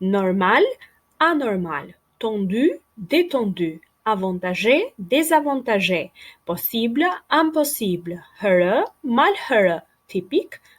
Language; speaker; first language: French; non-native, fluent; Albanian